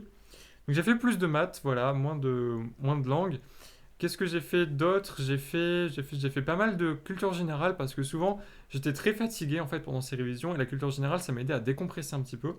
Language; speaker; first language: French; native; French